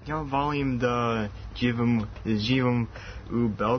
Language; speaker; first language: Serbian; non-native, learner; English